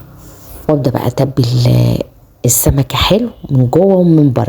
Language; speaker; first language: Arabic; native; Arabic